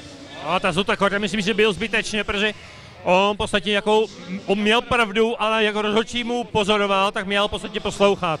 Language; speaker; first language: Czech; early bilingual, heritage; Czech